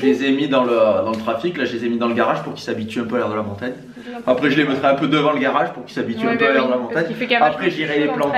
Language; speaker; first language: French; native; French